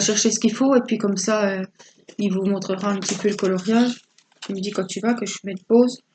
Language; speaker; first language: French; native; French